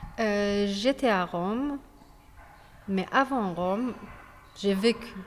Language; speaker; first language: French; non-native, fluent; Persian